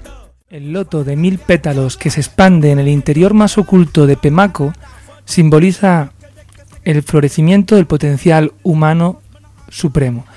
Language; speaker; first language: Spanish; native; Spanish